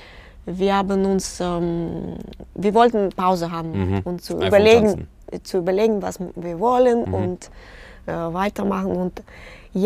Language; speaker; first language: German; non-native, fluent; Russian